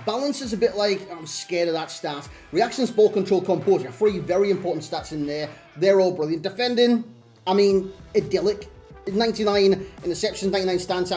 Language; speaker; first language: English; native; English